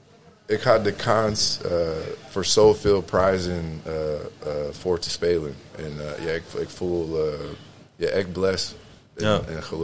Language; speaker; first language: Dutch; non-native, learner; English